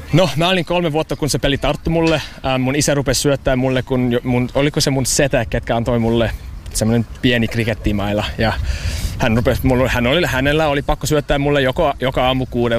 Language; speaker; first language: Finnish; non-native, learner; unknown